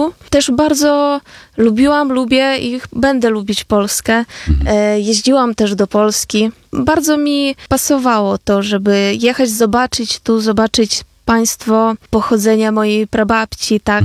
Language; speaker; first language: Polish; non-native, fluent; Ukrainian